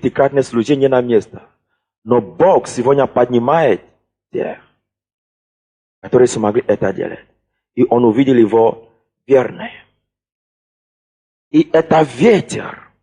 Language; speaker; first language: Russian; non-native, fluent; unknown